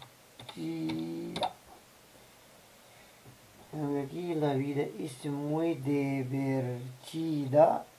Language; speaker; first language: Spanish; non-native, learner; Arabic